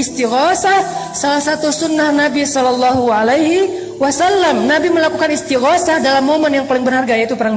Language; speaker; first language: Indonesian; native; Indonesian